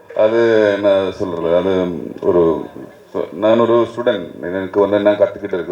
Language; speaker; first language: Tamil; non-native, learner; Malayalam